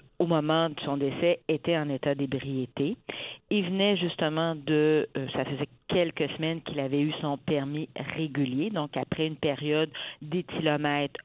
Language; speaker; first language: French; native; French